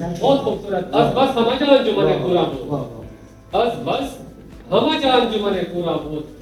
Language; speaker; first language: Urdu; non-native, local second language; Pashto